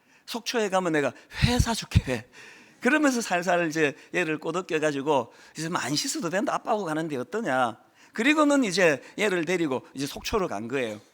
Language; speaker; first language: Korean; native; Korean